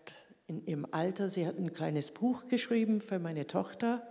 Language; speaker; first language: German; early bilingual, heritage; German